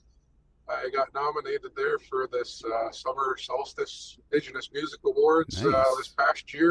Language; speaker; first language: English; native; English